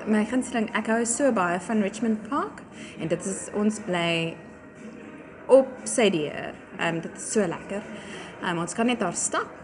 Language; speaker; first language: Afrikaans; non-native, local second language; English